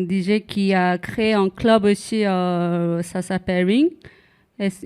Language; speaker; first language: French; non-native, fluent; Korean